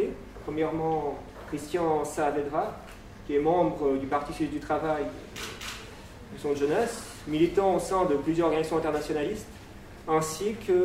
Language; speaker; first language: French; native; French